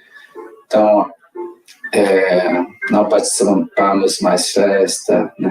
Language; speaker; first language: Portuguese; non-native, local second language; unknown